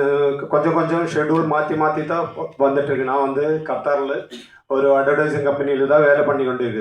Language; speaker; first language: Tamil; non-native, learner; Malayalam